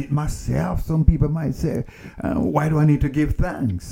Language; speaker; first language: English; native; English